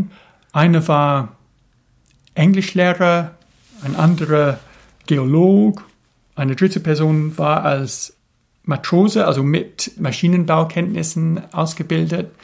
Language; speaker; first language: German; non-native, fluent; English